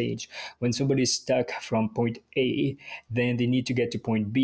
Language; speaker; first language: English; non-native, fluent; Morisyen